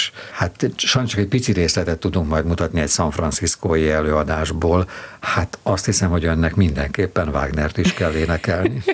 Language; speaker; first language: Hungarian; native; Hungarian